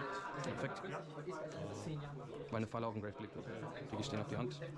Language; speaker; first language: German; native; German